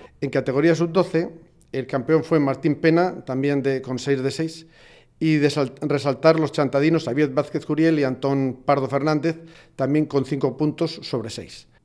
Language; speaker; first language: Spanish; native; Spanish